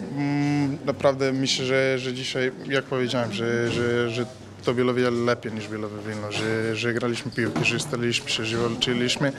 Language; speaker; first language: Polish; non-native, learner; Serbian